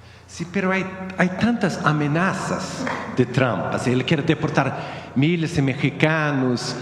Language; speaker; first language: Spanish; non-native, learner; Swedish